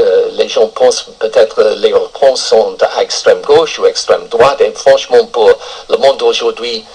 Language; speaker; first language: French; non-native, fluent; English